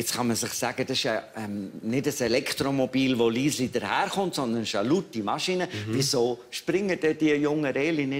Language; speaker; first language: German; native; German